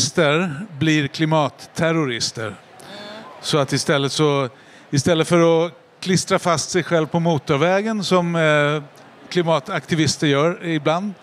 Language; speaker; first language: Swedish; native; Swedish